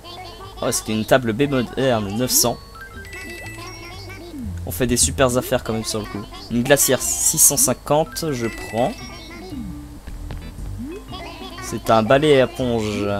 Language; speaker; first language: French; native; French